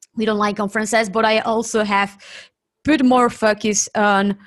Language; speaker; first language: English; non-native, fluent; Spanish